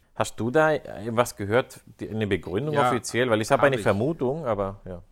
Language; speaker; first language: German; non-native, fluent; Spanish